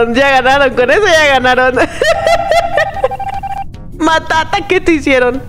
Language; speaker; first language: Spanish; native; Spanish